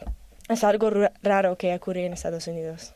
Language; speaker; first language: Spanish; non-native, learner; English